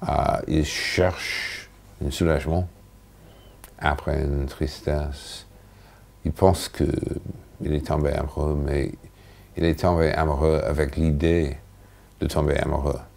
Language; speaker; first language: French; non-native, fluent; English